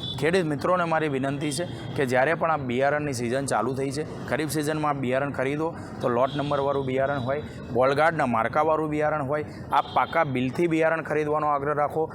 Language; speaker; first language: Gujarati; native; Gujarati